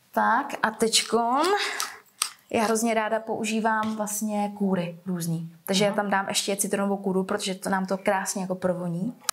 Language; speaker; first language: Czech; early bilingual, other home language; Vietnamese